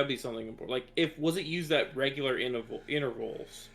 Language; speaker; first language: English; native; English